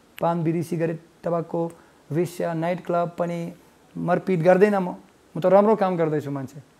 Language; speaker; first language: Nepali; non-native, fluent; Russian